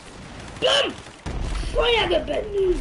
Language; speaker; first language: German; non-native, learner; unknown